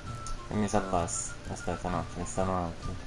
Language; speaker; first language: Italian; native; Italian